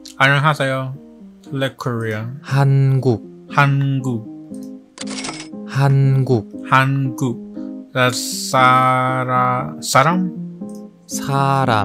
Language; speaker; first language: Korean; non-native, learner; English